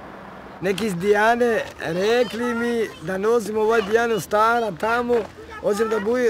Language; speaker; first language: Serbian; non-native, local second language; Romany